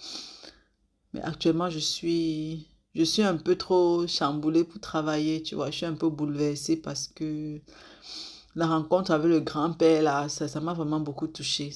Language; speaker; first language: French; native; French